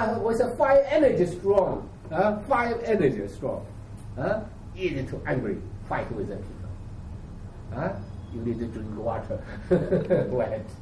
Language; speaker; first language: English; non-native, learner; Chinese